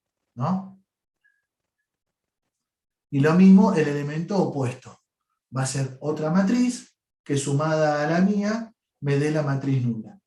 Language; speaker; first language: Spanish; native; Spanish